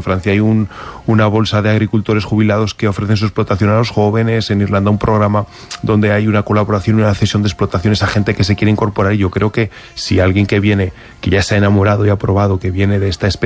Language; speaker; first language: Spanish; native; Spanish